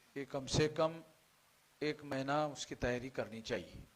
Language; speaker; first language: Hindi; non-native, local second language; Marathi